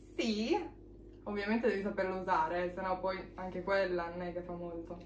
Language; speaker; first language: Italian; non-native, fluent; Portuguese